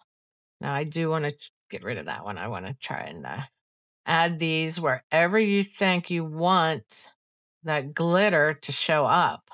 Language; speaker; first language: English; native; English